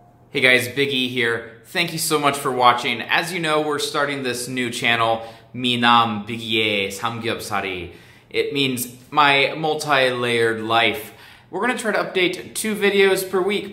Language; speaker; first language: English; native; English